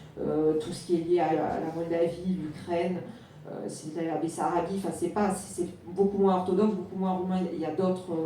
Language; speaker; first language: French; native; French